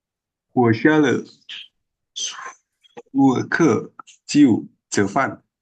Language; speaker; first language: Chinese; non-native, learner; Indonesian